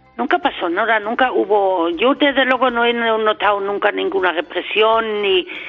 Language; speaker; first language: Spanish; non-native, fluent; German